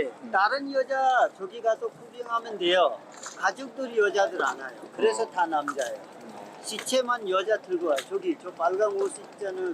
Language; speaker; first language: Korean; non-native, fluent; Hindi